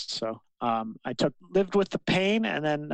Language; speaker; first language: English; native; English